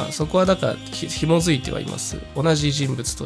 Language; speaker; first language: Japanese; native; Japanese